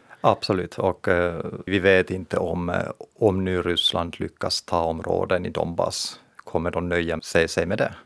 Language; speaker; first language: Swedish; native; Swedish